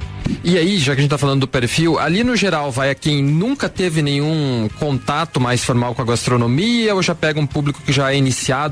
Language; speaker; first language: Portuguese; native; Portuguese